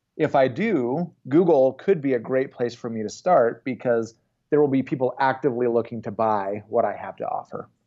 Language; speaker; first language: English; native; English